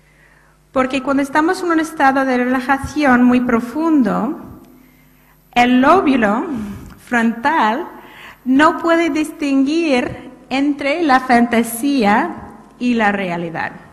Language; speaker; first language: Spanish; non-native, fluent; English